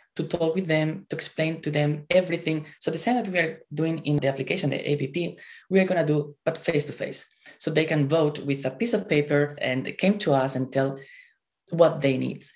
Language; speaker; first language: English; non-native, fluent; Spanish